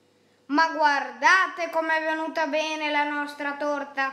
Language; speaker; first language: Italian; native; Italian